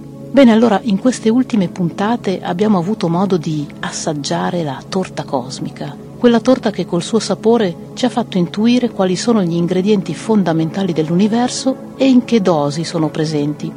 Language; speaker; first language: Italian; native; Italian